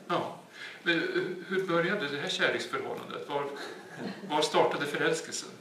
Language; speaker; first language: Swedish; native; Swedish